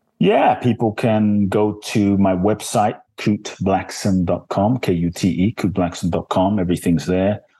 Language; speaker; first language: English; native; English